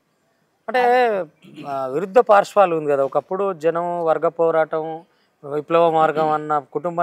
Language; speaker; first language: Telugu; native; Telugu